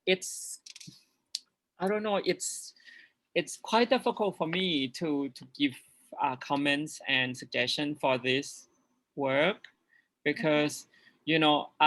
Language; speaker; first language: English; non-native, fluent; Thai